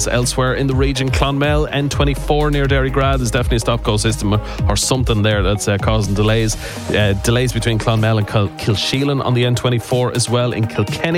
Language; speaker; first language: English; native; English